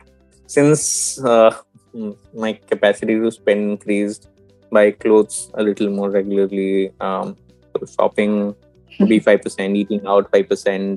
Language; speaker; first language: English; non-native, local second language; Odia